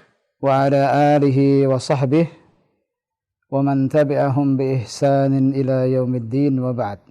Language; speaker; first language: Arabic; non-native, fluent; Indonesian